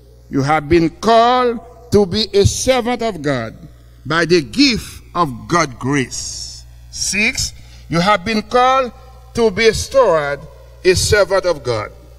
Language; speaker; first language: English; non-native, fluent; Haitian Creole